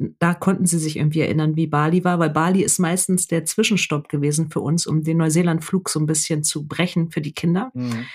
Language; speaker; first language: German; native; German